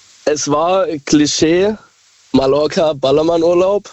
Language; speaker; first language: German; native; German